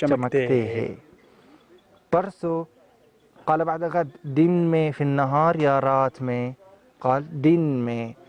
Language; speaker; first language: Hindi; non-native, learner; Arabic